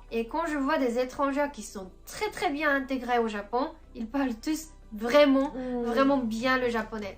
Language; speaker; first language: French; non-native, fluent; Japanese